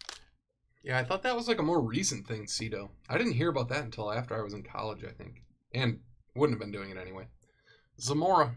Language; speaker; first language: English; native; English